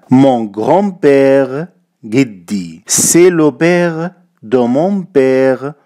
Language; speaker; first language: French; non-native, fluent; Arabic